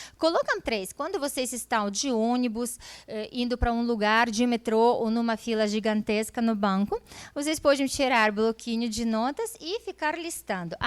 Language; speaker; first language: Portuguese; non-native, fluent; Russian